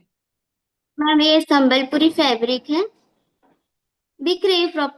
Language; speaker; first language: Hindi; non-native, local second language; Odia